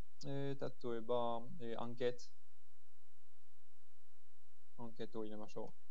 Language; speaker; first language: Japanese; non-native, fluent; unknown